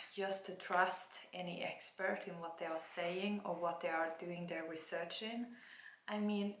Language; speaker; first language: English; non-native, fluent; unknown